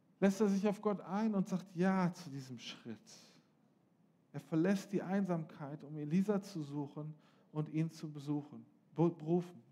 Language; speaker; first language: German; native; German